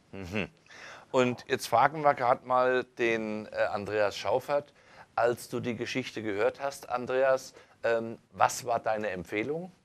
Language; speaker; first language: German; native; German